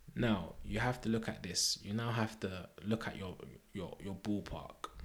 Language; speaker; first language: English; native; English